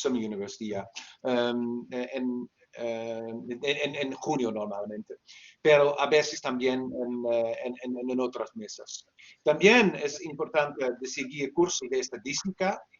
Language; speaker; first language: Spanish; non-native, learner; Dutch